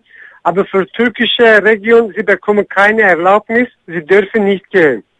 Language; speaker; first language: German; non-native, learner; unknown